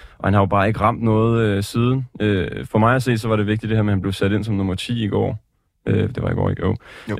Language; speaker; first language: Danish; native; Danish